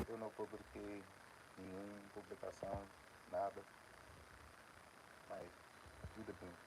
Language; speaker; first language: Portuguese; non-native, fluent; English